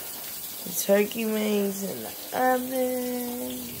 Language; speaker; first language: English; native; English